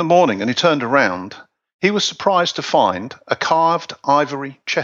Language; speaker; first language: English; native; English